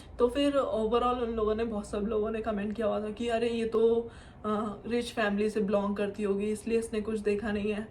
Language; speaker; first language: Hindi; native; Hindi